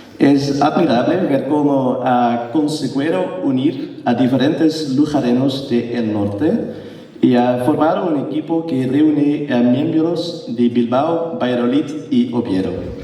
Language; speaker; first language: Spanish; non-native, learner; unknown